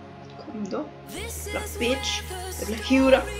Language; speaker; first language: Swedish; early bilingual, other home language; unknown